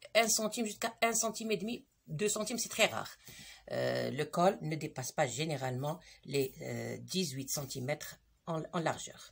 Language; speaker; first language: French; non-native, local second language; Arabic